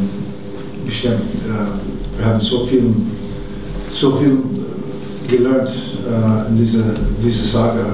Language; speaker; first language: German; non-native, learner; English